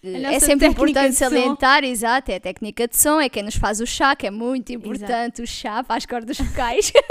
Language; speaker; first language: Portuguese; native; Portuguese